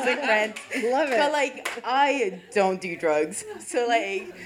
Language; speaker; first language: English; non-native, fluent; French